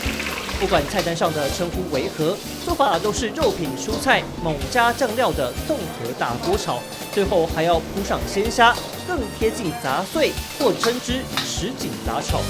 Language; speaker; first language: Chinese; native; Chinese